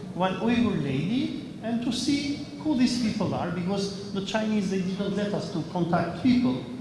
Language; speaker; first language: English; non-native, fluent; Albanian